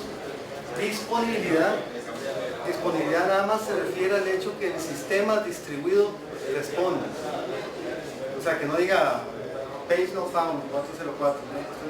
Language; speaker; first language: Spanish; native; Spanish